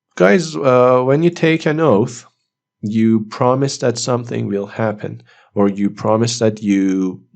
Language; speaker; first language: English; non-native, fluent; Persian